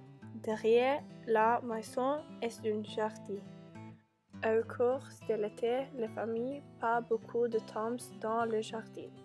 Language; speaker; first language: French; non-native, learner; Norwegian